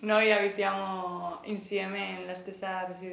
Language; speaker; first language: Italian; non-native, fluent; Spanish